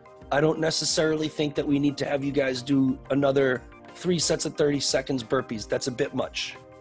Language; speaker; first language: English; native; English